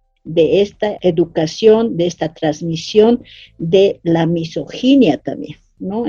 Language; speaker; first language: Spanish; native; Spanish